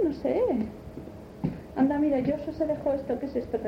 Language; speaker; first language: Spanish; native; Spanish